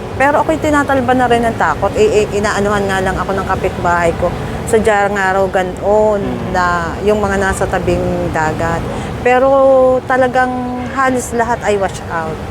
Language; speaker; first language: Filipino; native; Filipino